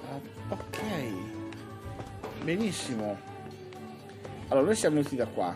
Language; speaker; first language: Italian; native; Italian